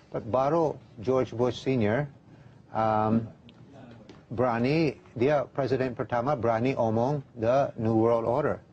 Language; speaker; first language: Indonesian; non-native, learner; English